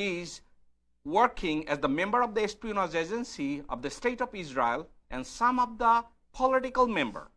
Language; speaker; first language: English; non-native, fluent; Bangla